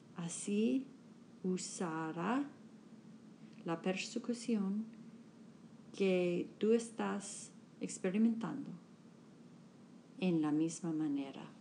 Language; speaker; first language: Spanish; non-native, learner; English